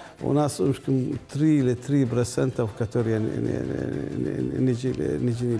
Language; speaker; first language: Russian; non-native, learner; Arabic